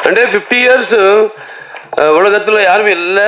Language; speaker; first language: Tamil; non-native, local second language; Telugu